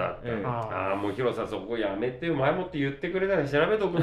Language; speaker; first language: Japanese; native; Japanese